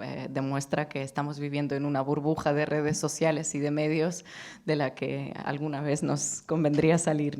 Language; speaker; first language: Spanish; non-native, fluent; Russian